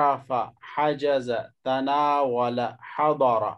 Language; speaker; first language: Arabic; non-native, fluent; Urdu